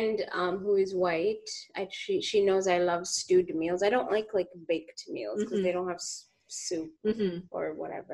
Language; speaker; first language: English; non-native, local second language; Ganda